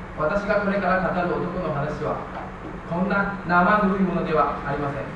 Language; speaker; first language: Japanese; non-native, fluent; Chinese